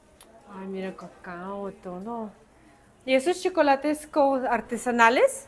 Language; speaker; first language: Spanish; non-native, fluent; Russian